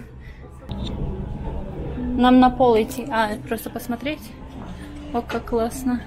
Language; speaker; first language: Russian; non-native, fluent; English